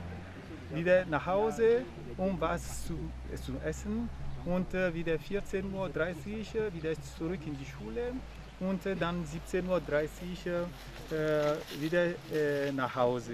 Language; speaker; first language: German; non-native, fluent; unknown